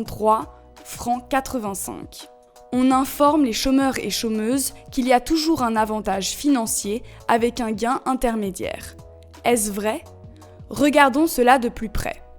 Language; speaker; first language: French; native; French